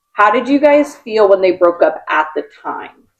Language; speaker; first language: English; native; English